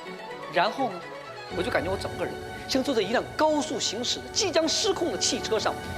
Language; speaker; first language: Chinese; native; Chinese